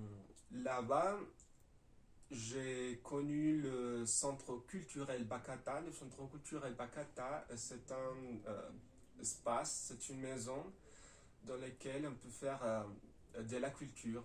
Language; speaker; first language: French; non-native, learner; Spanish